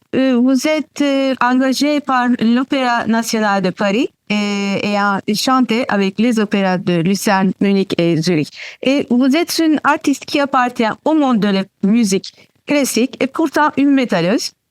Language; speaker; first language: French; non-native, fluent; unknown